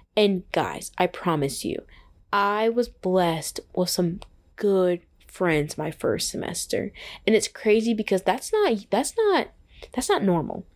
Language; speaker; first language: English; native; English